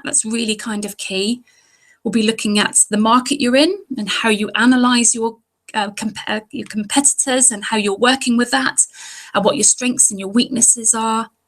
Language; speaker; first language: English; native; English